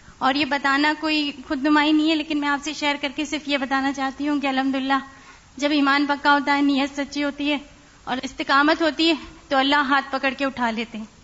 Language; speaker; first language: Urdu; non-native, fluent; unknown